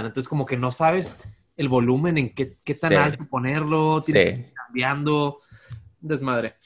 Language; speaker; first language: Spanish; native; Spanish